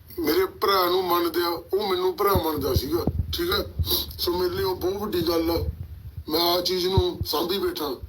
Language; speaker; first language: Punjabi; early bilingual, heritage; Punjabi